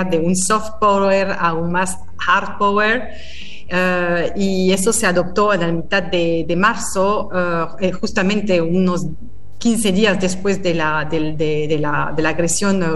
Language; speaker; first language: Spanish; non-native, fluent; French